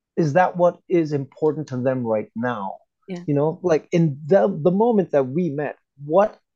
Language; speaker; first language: English; native; English